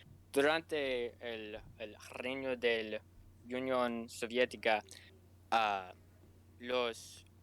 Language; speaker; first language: Spanish; non-native, learner; English